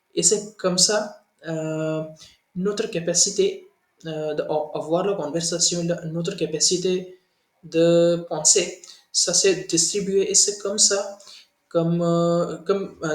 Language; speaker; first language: French; non-native, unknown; Hindi